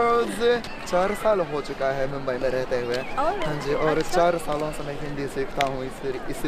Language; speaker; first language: Hindi; non-native, fluent; Japanese